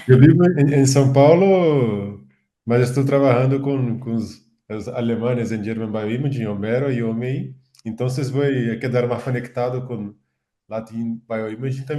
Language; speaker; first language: Portuguese; non-native, fluent; Spanish